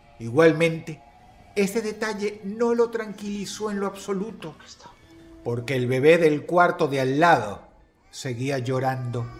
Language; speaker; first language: Spanish; native; Spanish